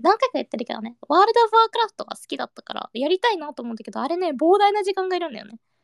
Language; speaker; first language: Japanese; early bilingual, heritage; Japanese